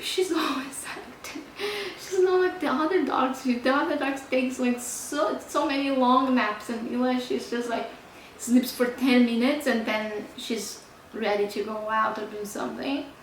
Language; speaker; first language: English; non-native, fluent; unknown